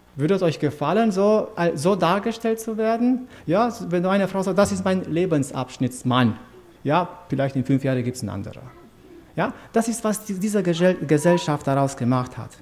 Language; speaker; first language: German; non-native, fluent; Romanian